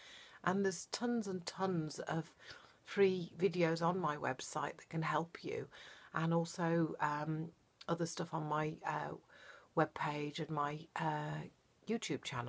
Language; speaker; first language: English; native; English